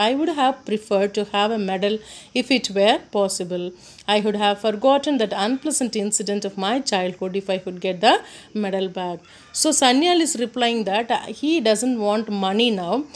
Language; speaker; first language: English; non-native, local second language; Tamil